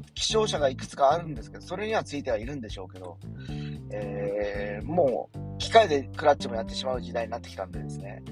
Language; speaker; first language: Japanese; native; Japanese